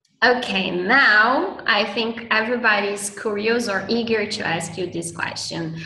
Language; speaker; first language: English; non-native, fluent; Portuguese